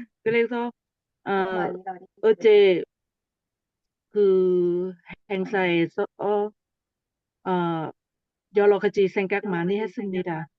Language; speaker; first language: Korean; non-native, learner; Thai